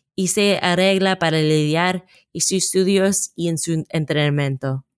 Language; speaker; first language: Spanish; non-native, fluent; English